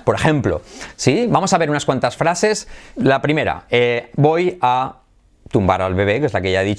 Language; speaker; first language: Spanish; native; Spanish